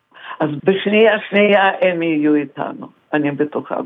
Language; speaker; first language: Hebrew; non-native, fluent; Russian